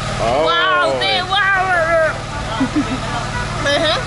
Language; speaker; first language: English; non-native, learner; Korean